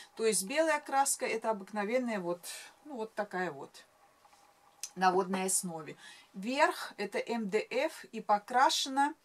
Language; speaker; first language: Russian; native; Russian